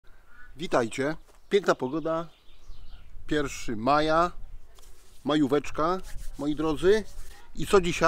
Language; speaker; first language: Polish; native; Polish